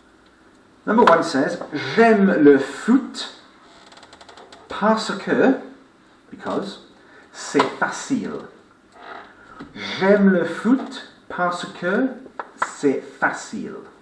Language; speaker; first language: French; non-native, fluent; English